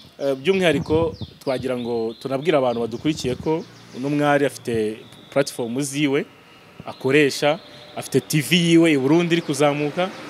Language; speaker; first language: Kinyarwanda; native; Kinyarwanda